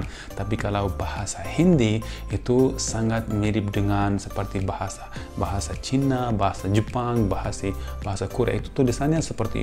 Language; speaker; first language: Indonesian; non-native, fluent; Urdu